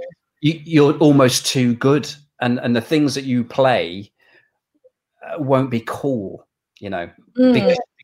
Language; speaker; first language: English; native; English